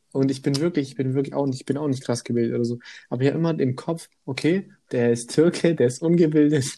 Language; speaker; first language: German; early bilingual, other home language; Italian